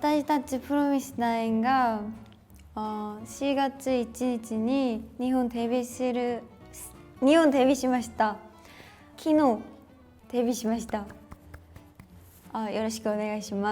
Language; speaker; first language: Japanese; non-native, learner; Korean